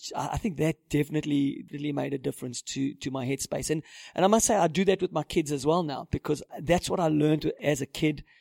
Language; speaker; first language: English; native; English